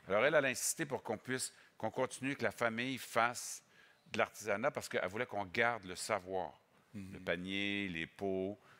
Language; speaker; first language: French; native; French